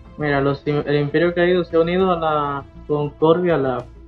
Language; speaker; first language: Spanish; native; Spanish